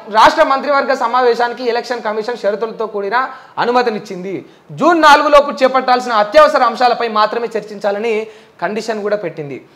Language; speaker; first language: Telugu; native; Telugu